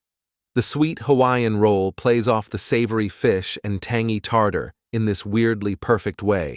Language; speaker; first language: English; native; English